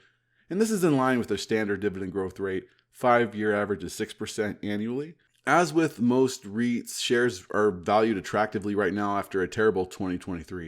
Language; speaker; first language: English; native; English